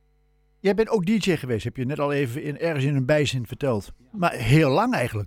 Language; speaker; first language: Dutch; native; Dutch